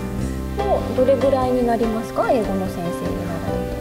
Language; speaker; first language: Japanese; native; Japanese